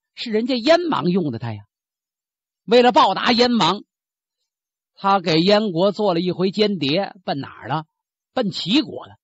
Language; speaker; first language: Chinese; native; Chinese